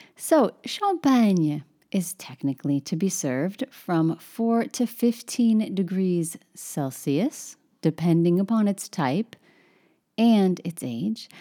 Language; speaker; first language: English; native; English